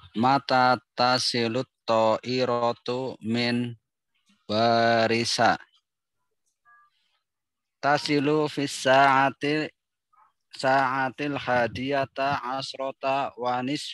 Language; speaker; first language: Arabic; non-native, learner; Indonesian